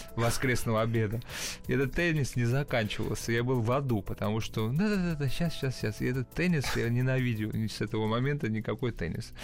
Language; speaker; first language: Russian; early bilingual, other home language; Georgian